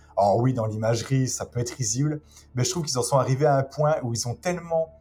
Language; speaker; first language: French; native; French